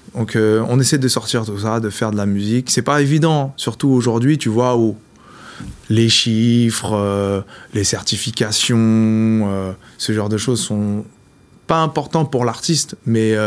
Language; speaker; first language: French; native; French